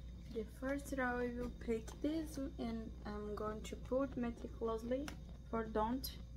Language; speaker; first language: English; non-native, learner; Portuguese